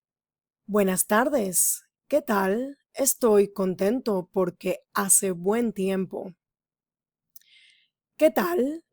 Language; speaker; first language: Spanish; non-native, fluent; English